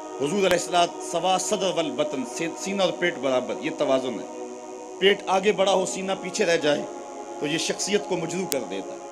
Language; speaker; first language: Urdu; non-native, local second language; Punjabi